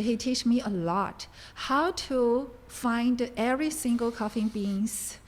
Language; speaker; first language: English; non-native, learner; Chinese